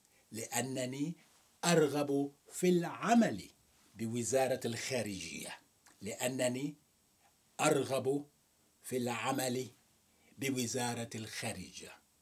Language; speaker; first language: Arabic; non-native, fluent; Yoruba